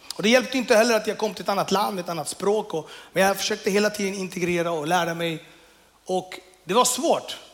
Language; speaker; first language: Swedish; early bilingual, other home language; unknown